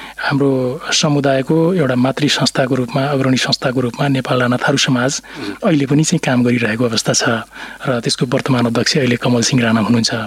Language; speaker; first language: Nepali; non-native, local second language; Rana Tharu